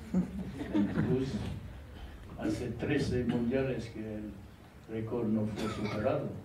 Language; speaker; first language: Spanish; non-native, fluent; French